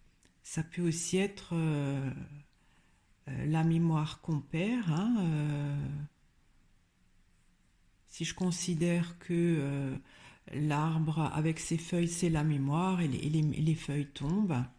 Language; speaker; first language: French; native; French